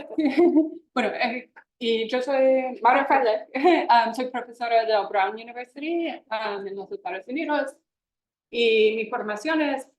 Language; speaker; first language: Spanish; non-native, fluent; English